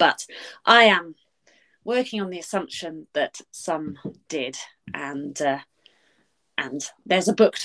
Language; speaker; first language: English; native; English